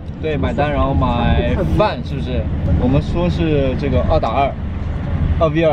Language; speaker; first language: Chinese; native; Chinese